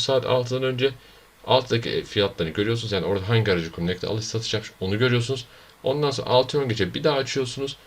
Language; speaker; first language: Turkish; native; Turkish